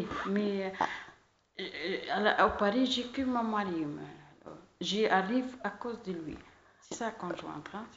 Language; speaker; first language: French; non-native, learner; Arabic